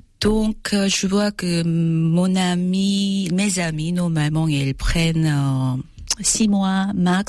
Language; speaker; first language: French; non-native, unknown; Korean